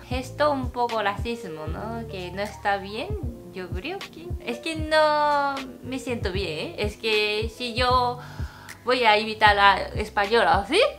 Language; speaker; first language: Spanish; non-native, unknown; Japanese